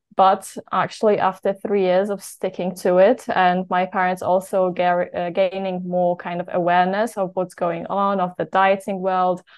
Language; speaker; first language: English; non-native, fluent; Polish